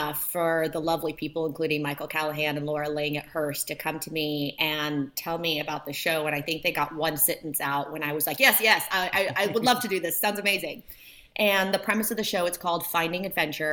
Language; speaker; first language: English; early bilingual, other home language; Polish